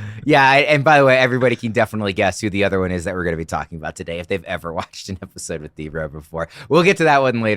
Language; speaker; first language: English; native; English